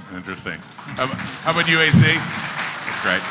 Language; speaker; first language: English; native; English